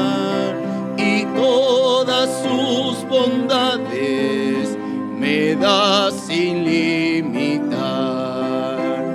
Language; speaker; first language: Spanish; native; Spanish